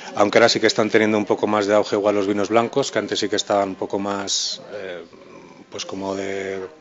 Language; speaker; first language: Spanish; native; Spanish